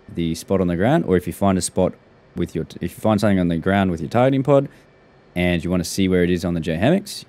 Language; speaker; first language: English; native; English